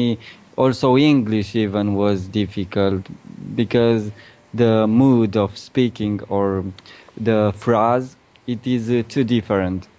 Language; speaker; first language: English; non-native, learner; Romanian